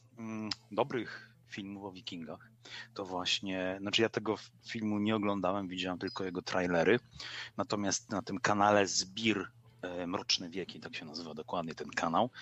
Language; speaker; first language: Polish; native; Polish